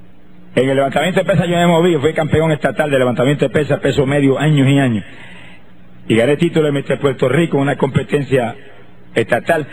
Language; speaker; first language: Spanish; native; Spanish